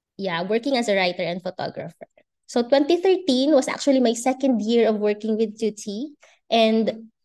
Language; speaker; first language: English; non-native, local second language; Bikol